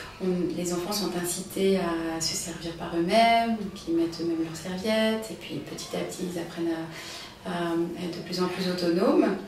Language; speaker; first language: French; native; French